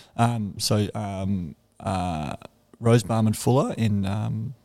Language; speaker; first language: English; native; English